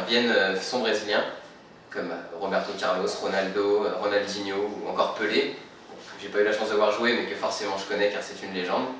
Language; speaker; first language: French; native; French